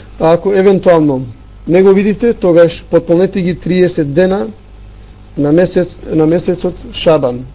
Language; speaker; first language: Macedonian; non-native, local second language; Albanian